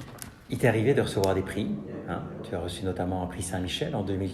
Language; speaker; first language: French; native; French